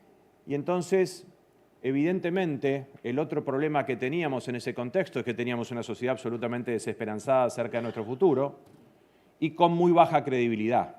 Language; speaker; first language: Spanish; native; Spanish